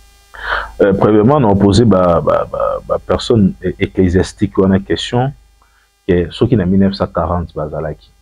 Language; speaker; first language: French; non-native, local second language; Lingala